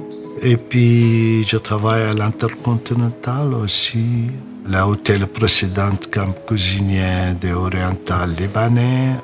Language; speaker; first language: French; non-native, learner; Arabic